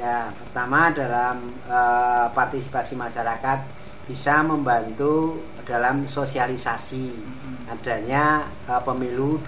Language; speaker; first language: Indonesian; native; Indonesian